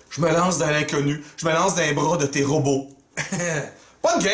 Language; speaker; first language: French; native; French